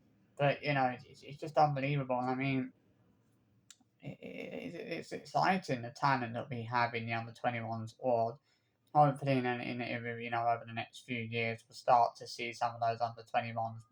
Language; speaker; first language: English; native; English